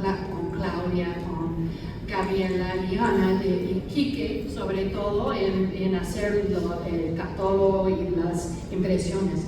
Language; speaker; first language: Spanish; non-native, fluent; English